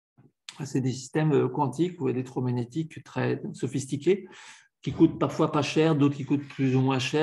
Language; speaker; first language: French; native; French